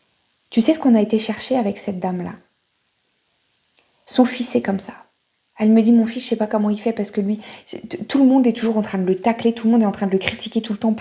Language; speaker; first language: French; native; French